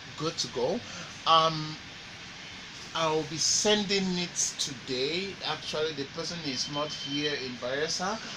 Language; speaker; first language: English; non-native, local second language; Igbo